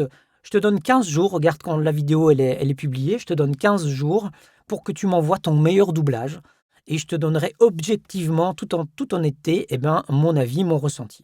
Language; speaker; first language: French; native; French